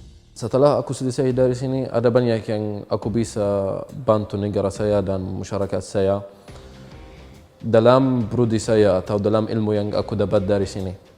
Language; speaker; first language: Indonesian; non-native, fluent; Arabic